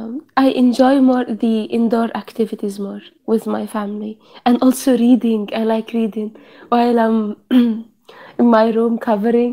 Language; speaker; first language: English; non-native, fluent; Arabic